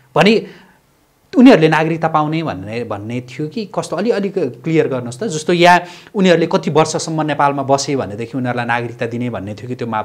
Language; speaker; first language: Nepali; native; Nepali